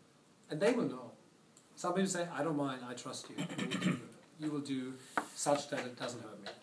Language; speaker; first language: English; non-native, fluent; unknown